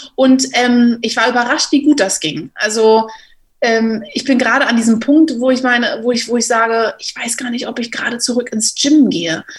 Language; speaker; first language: German; native; German